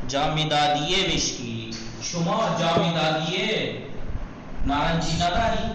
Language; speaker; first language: Persian; non-native, fluent; Urdu